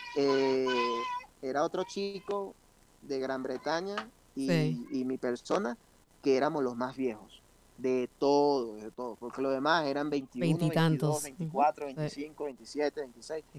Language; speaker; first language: Spanish; native; Spanish